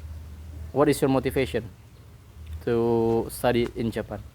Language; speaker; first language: English; non-native, learner; Indonesian